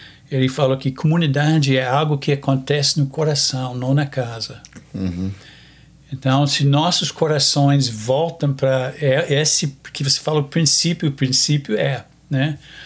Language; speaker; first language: Portuguese; non-native, fluent; English